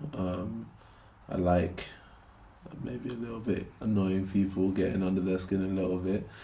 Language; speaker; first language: English; native; English